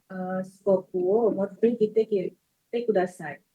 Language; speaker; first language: Japanese; non-native, learner; Indonesian